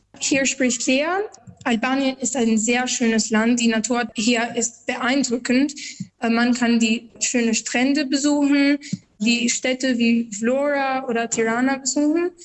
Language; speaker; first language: German; non-native, learner; Albanian